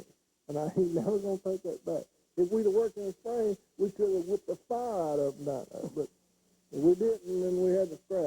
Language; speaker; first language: English; native; English